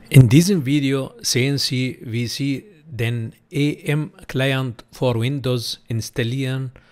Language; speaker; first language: German; non-native, fluent; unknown